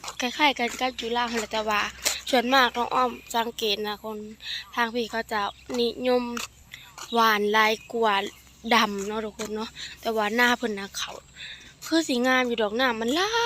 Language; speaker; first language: Thai; non-native, local second language; Lao